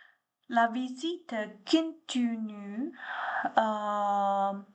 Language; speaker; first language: French; non-native, learner; Chinese